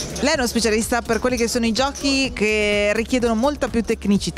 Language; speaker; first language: Italian; native; Italian